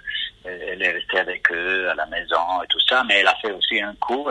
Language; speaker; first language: French; non-native, fluent; Italian